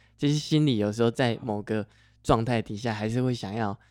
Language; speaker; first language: Chinese; non-native, local second language; Hakka Chinese